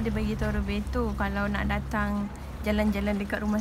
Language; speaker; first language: Malay; native; Malay